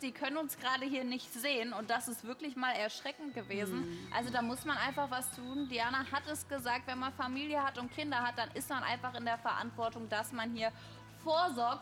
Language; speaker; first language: German; native; German